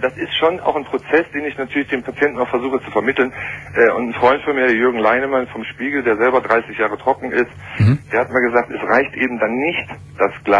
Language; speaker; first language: German; native; German